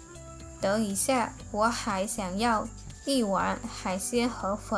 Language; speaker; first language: Chinese; non-native, fluent; Khmer